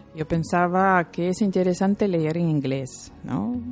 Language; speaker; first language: Spanish; non-native, learner; Lithuanian